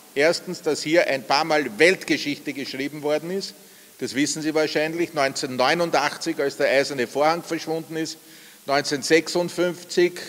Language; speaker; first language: German; native; German